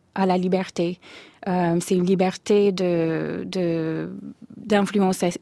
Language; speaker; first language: French; non-native, fluent; English